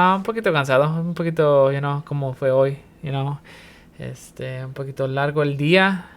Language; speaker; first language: Spanish; early bilingual, heritage; Spanish